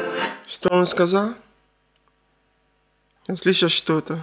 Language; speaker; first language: Russian; non-native, learner; Arabic